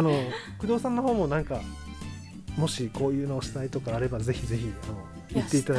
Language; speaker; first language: Japanese; native; Japanese